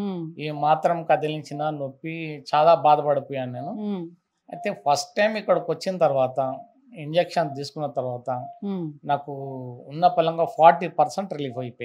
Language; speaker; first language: Telugu; native; Telugu